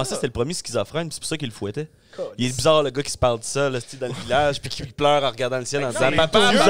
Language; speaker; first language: French; native; French